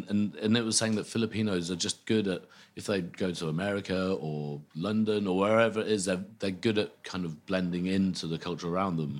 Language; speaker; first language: English; native; English